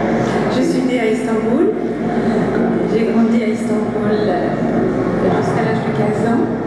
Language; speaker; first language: French; early bilingual, heritage; French